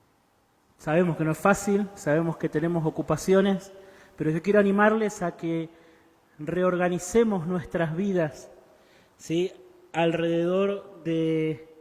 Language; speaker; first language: Spanish; native; Spanish